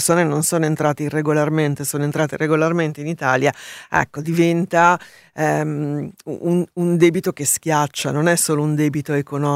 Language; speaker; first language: Italian; native; Italian